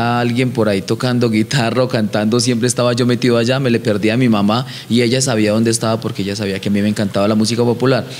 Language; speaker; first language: Spanish; native; Spanish